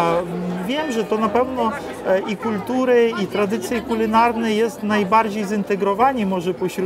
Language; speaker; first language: Polish; non-native, fluent; Ukrainian